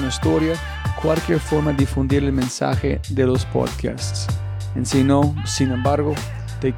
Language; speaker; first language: Spanish; non-native, learner; English